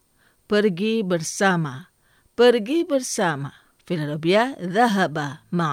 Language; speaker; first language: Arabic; non-native, learner; Indonesian